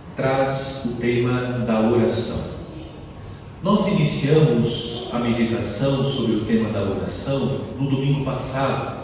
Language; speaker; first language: Portuguese; native; Portuguese